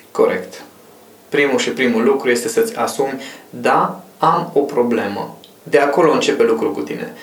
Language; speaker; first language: Romanian; non-native, local second language; Hungarian